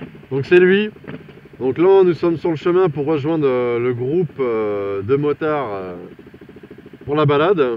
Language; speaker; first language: French; native; French